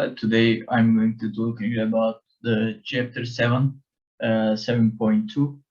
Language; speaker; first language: English; non-native, learner; Turkish